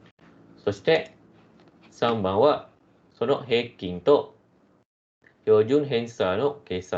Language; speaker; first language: Japanese; non-native, fluent; Malay